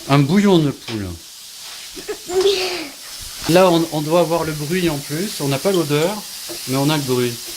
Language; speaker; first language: French; native; French